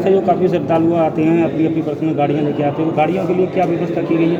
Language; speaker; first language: Hindi; native; Hindi